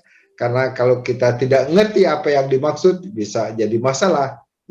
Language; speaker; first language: Indonesian; native; Indonesian